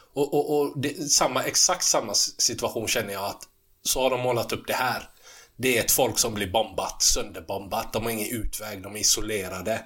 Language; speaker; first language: Swedish; early bilingual, other home language; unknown